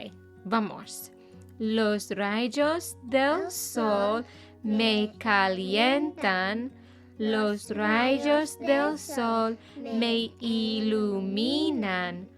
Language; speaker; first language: Spanish; non-native, fluent; English